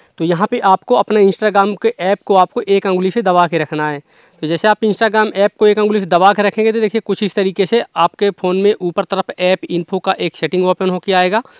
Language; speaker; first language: Hindi; native; Hindi